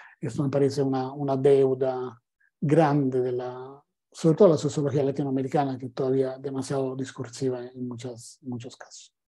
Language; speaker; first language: Spanish; non-native, fluent; Italian